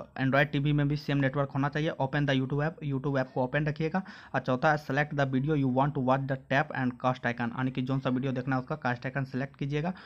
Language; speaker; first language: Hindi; native; Hindi